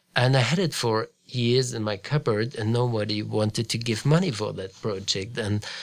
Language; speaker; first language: English; non-native, fluent; German